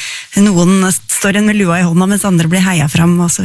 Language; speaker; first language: Norwegian; native; Norwegian